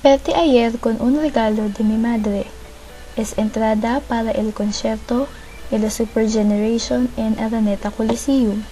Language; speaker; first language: Spanish; non-native, learner; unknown